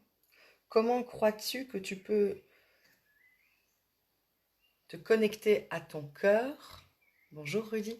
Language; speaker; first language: French; native; French